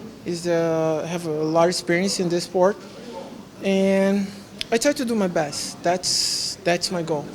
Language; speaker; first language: English; non-native, learner; Portuguese